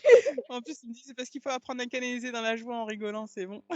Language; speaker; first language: French; native; French